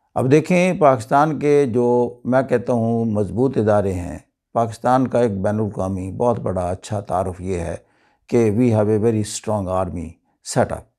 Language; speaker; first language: Urdu; native; Urdu